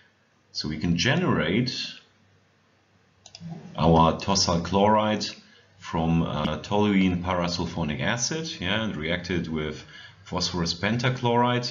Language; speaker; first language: English; non-native, fluent; German